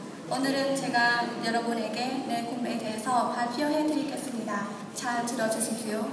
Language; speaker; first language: Korean; non-native, learner; Khmer